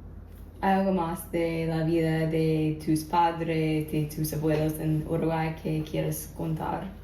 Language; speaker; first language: Spanish; non-native, learner; English